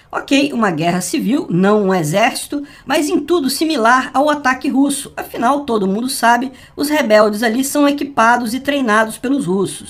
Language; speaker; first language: Portuguese; native; Portuguese